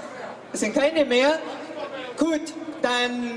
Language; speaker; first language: German; non-native, fluent; Spanish